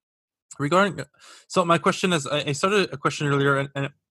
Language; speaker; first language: English; native; English